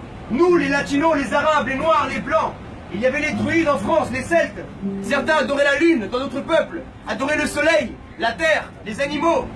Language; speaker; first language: French; non-native, fluent; Spanish